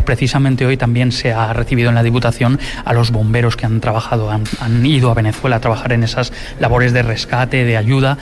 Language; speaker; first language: Spanish; native; Spanish